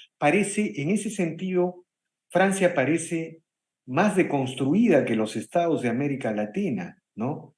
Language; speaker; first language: Spanish; native; Spanish